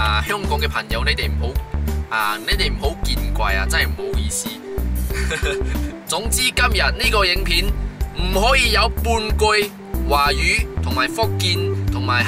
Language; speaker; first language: Cantonese; non-native, local second language; Chinese